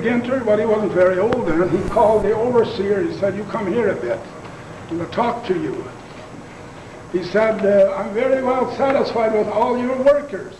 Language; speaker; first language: English; non-native, local second language; Plautdietsch